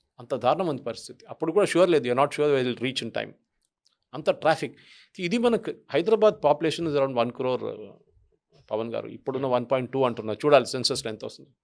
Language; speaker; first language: Telugu; non-native, fluent; Malayalam